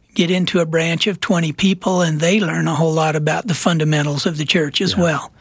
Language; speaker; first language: English; native; English